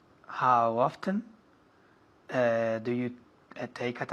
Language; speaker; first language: English; non-native, learner; Spanish